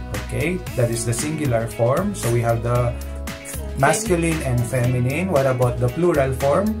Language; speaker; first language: English; non-native, local second language; Filipino